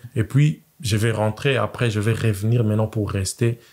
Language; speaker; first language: French; non-native, local second language; Swahili